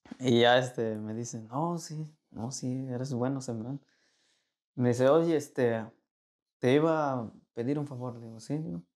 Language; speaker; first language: Spanish; native; Spanish